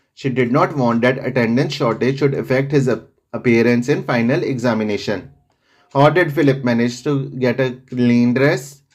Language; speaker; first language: English; non-native, local second language; Punjabi